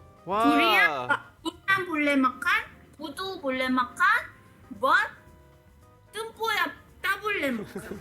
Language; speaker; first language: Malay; non-native, learner; Korean